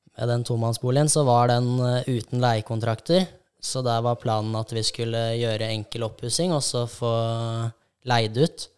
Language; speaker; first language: Norwegian; native; Norwegian